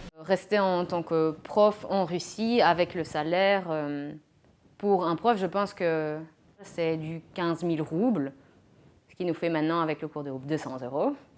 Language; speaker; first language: French; native; French